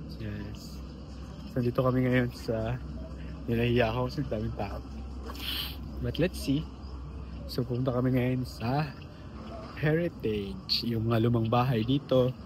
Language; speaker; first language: Filipino; non-native, local second language; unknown